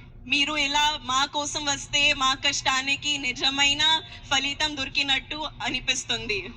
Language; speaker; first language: Telugu; non-native, local second language; Hindi